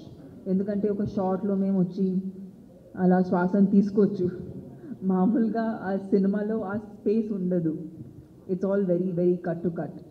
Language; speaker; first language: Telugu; non-native, fluent; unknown